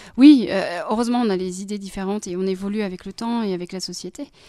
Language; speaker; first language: French; native; French